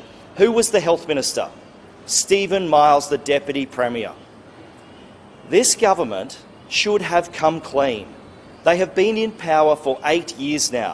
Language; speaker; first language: English; native; English